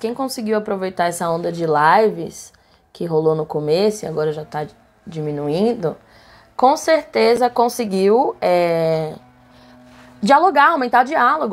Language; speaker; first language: Portuguese; native; Portuguese